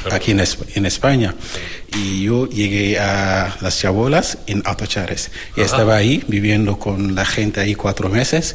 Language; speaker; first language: Spanish; non-native, learner; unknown